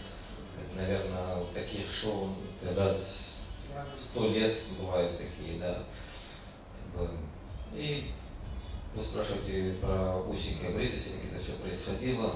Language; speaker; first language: Russian; native; Russian